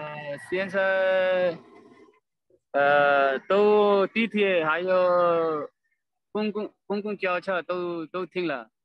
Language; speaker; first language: Chinese; non-native, learner; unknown